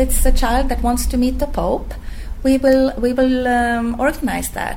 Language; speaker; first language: English; non-native, fluent; Swedish